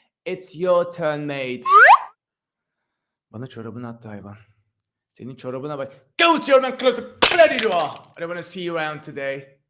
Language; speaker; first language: English; non-native, fluent; Turkish